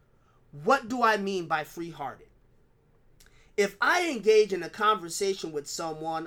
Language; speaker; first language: English; native; English